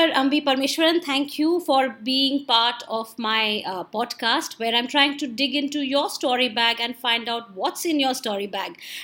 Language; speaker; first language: English; non-native, local second language; Hindi